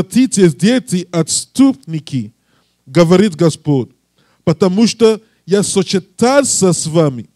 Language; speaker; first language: Russian; non-native, learner; English